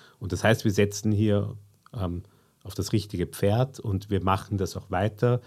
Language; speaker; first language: German; native; German